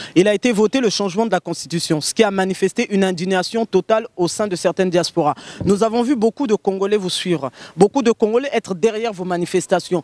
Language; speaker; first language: French; non-native, local second language; Lingala